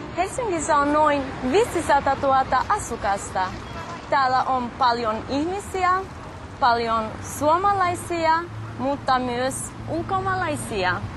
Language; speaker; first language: Finnish; non-native, fluent; Albanian